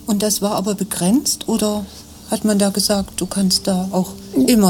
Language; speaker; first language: German; native; German